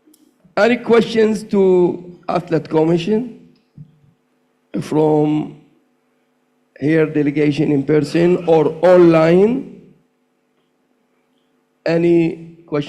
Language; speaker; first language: English; non-native, learner; Arabic